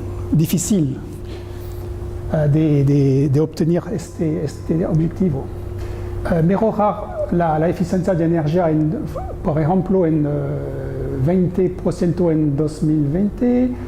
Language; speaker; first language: Spanish; non-native, learner; French